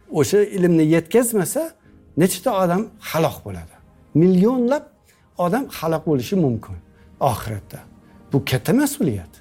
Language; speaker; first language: Uzbek; non-native, fluent; English